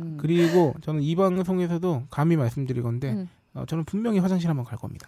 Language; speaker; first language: Korean; native; Korean